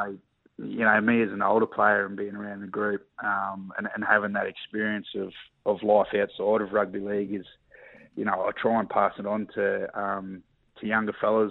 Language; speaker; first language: English; native; English